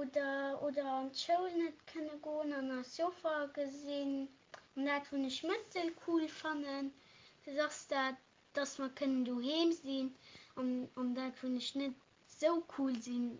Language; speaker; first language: German; non-native, local second language; Luxembourgish